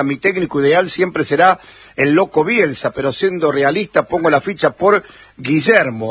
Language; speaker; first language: Spanish; native; Spanish